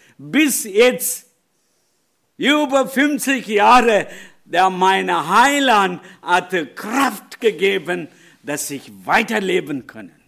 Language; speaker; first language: German; non-native, learner; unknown